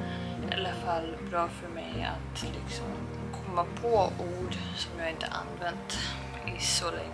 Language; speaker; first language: Swedish; early bilingual, heritage; Korean